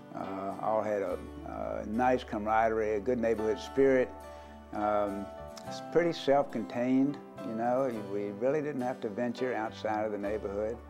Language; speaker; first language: English; native; English